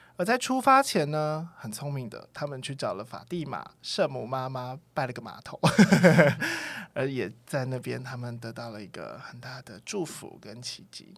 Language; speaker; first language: Chinese; native; Chinese